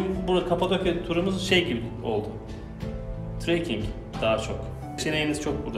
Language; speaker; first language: Turkish; native; Turkish